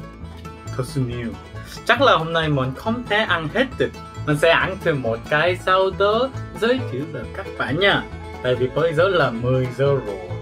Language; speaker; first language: Vietnamese; non-native, learner; Korean